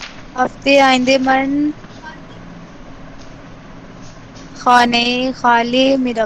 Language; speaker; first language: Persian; non-native, learner; Urdu